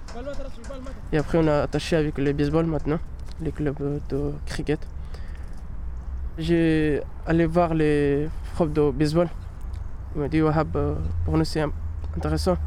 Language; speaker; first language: French; non-native, learner; Pashto